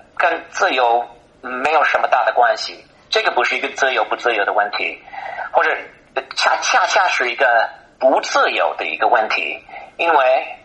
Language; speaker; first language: Chinese; non-native, fluent; English